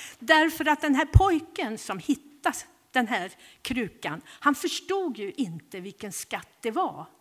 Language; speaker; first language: Swedish; native; Swedish